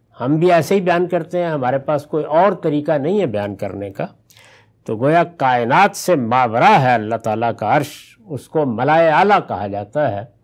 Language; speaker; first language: Urdu; non-native, local second language; Punjabi